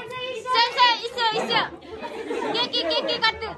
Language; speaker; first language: Japanese; non-native, learner; Nepali